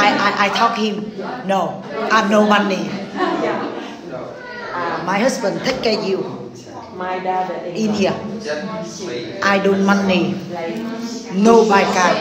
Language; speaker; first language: English; non-native, learner; Vietnamese